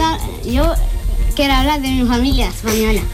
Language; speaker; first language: Spanish; non-native, learner; Arabic